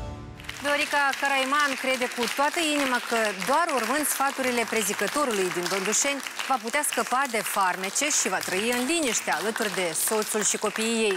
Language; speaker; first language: Romanian; native; Romanian